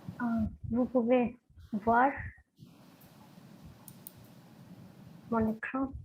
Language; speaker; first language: French; non-native, fluent; Bangla